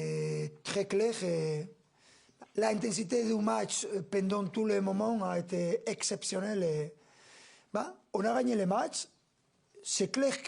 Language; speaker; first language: French; non-native, fluent; Spanish